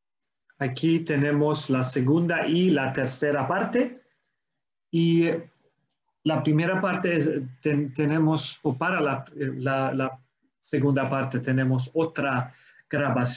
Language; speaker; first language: Spanish; non-native, fluent; English